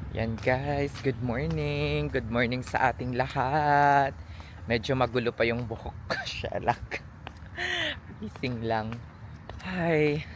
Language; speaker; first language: Filipino; native; Filipino